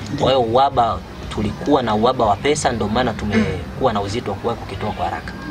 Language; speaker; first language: Swahili; non-native, local second language; Bembe